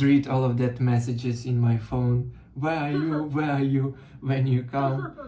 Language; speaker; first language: English; non-native, learner; Russian